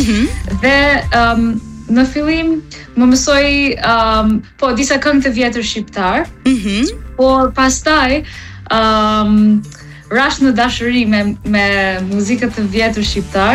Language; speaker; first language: Albanian; non-native, learner; English